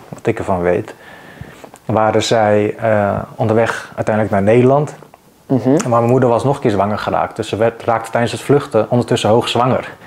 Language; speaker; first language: Dutch; early bilingual, other home language; Bosnian